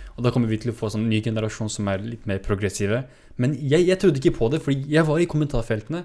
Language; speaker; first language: Norwegian; early bilingual, other home language; Kurdish